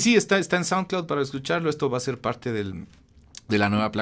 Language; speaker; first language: Spanish; native; Spanish